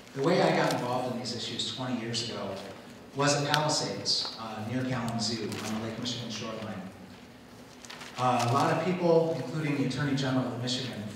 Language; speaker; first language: English; native; English